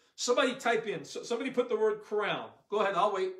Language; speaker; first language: English; native; English